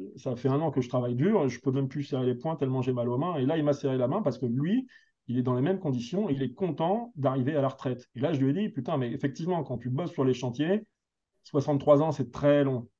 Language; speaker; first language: French; native; French